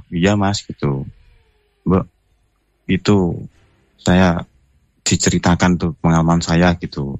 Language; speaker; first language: Indonesian; non-native, local second language; Javanese